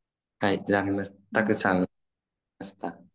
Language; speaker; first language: Japanese; non-native, learner; Vietnamese